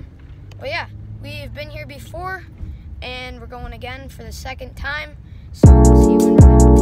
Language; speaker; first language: English; native; English